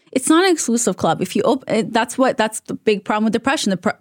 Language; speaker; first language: English; non-native, fluent; Hebrew